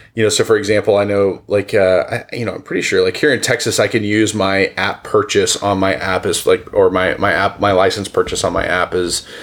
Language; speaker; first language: English; native; English